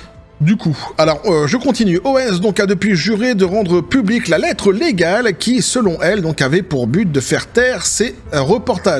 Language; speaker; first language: French; native; French